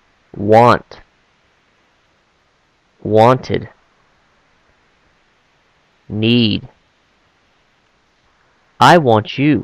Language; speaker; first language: English; non-native, fluent; Korean